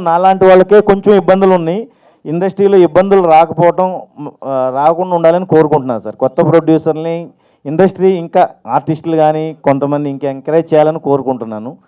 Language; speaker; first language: Telugu; native; Telugu